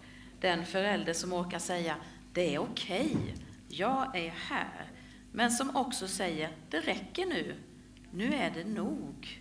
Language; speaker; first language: Swedish; native; Swedish